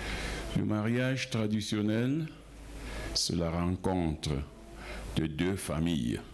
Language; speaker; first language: French; non-native, local second language; Ghomala